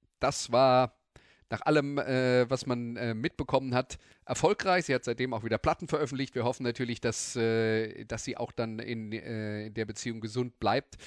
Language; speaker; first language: German; native; German